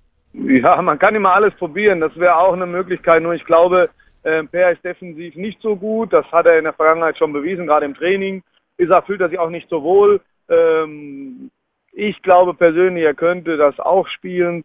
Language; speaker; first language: German; native; German